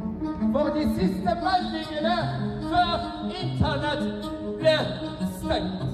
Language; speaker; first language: Norwegian; non-native, fluent; Persian